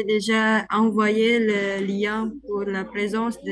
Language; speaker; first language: French; non-native, learner; Indonesian